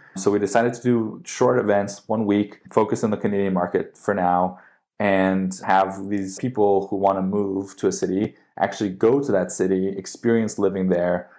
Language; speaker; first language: English; native; English